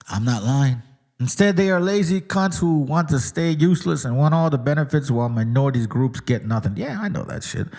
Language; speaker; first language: English; early bilingual, other home language; Spanish